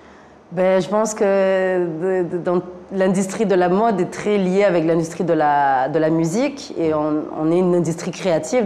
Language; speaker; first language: French; native; French